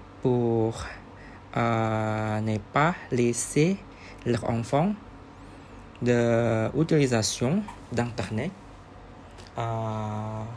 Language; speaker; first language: French; non-native, learner; Indonesian